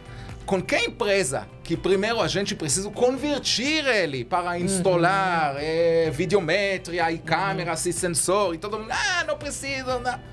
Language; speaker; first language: Portuguese; non-native, learner; Hebrew